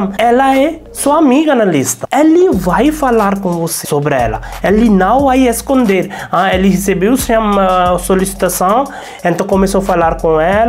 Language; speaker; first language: Portuguese; non-native, learner; Hindi